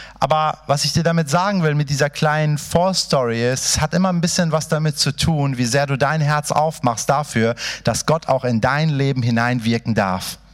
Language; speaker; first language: German; early bilingual, other home language; Persian